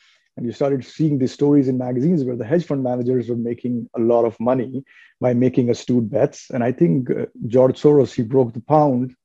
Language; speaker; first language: English; non-native, local second language; Hindi